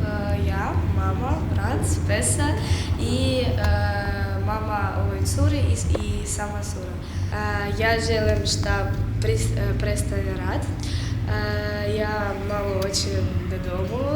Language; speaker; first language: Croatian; non-native, learner; Ukrainian